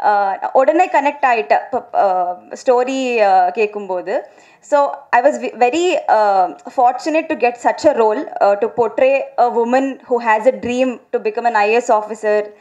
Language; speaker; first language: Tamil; non-native, learner; Telugu